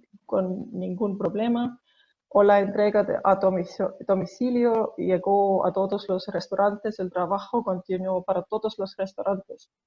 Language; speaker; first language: Spanish; non-native, fluent; Estonian